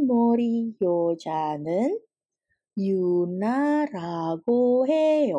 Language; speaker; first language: Korean; non-native, fluent; Indonesian